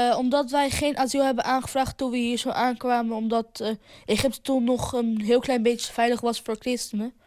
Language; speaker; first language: Dutch; early bilingual, other home language; Arabic